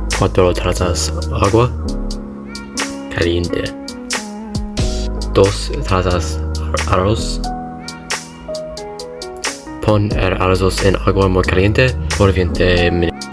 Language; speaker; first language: Spanish; non-native, learner; English